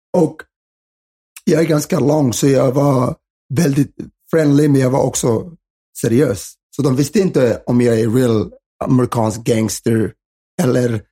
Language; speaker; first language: Swedish; early bilingual, other home language; Somali